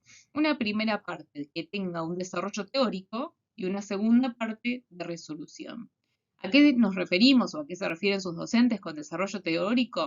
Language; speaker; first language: Spanish; native; Spanish